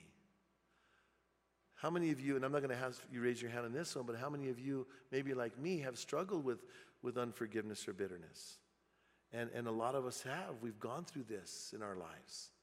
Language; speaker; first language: English; native; English